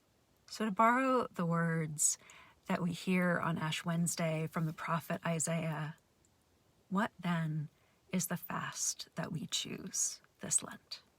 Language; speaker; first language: English; native; English